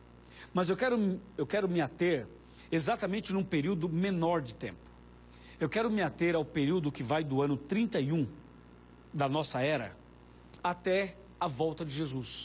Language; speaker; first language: Portuguese; native; Portuguese